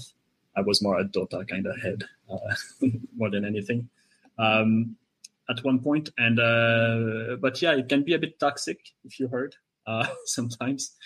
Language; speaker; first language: English; non-native, fluent; French